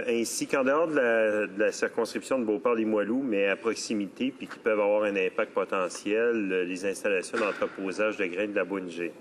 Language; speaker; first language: French; native; French